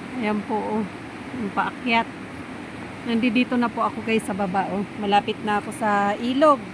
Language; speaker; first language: Filipino; non-native, local second language; Bikol